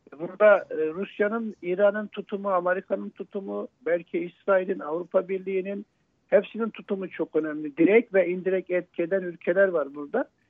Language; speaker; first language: Turkish; native; Turkish